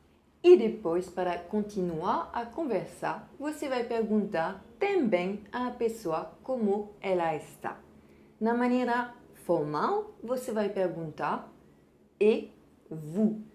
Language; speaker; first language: Portuguese; non-native, fluent; French